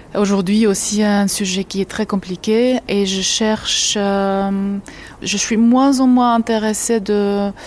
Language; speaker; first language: French; non-native, fluent; Georgian